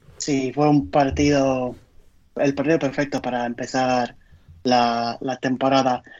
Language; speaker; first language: Spanish; non-native, fluent; English